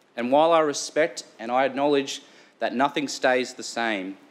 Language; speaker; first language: English; native; English